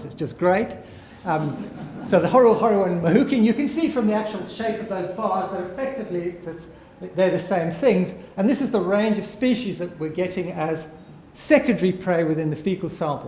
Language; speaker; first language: English; native; English